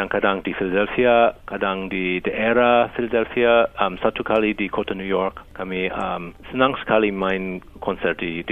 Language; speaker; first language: Indonesian; non-native, fluent; English